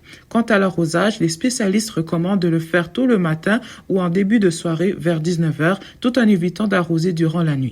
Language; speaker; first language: French; native; French